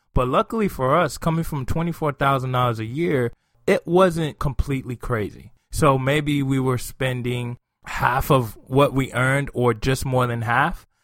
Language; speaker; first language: English; non-native, local second language; Yoruba